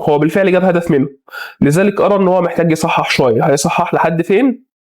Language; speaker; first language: Arabic; native; Arabic